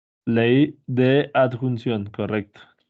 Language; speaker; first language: Spanish; native; Spanish